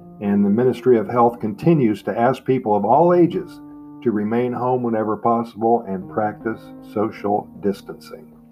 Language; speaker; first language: English; native; English